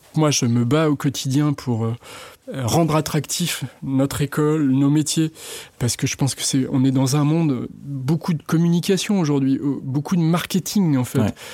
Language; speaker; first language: French; native; French